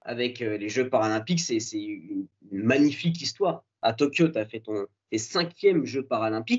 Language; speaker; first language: French; native; French